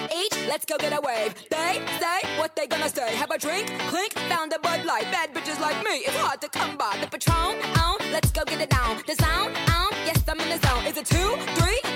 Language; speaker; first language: English; non-native, fluent; Ukrainian